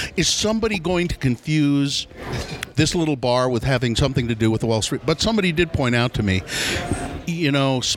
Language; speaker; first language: English; native; English